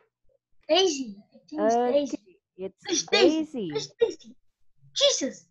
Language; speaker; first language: English; non-native, learner; Vietnamese